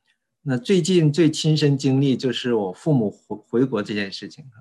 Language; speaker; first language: Chinese; native; Chinese